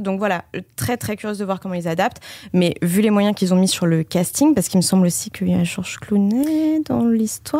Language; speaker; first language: French; native; French